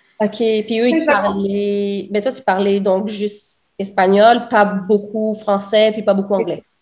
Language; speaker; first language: French; native; French